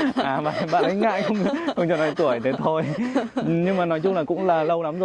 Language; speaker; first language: Vietnamese; native; Vietnamese